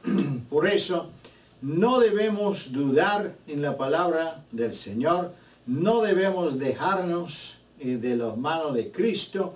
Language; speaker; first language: Spanish; non-native, fluent; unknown